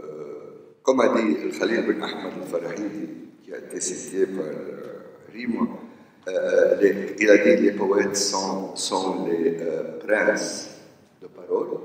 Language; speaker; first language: French; non-native, local second language; Arabic